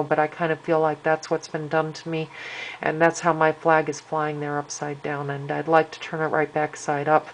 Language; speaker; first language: English; native; English